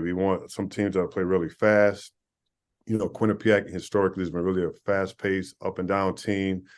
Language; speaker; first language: English; native; English